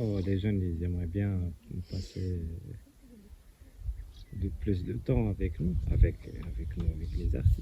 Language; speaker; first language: French; non-native, local second language; Arabic